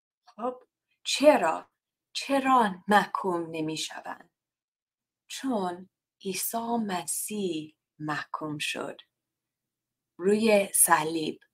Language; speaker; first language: Persian; non-native, learner; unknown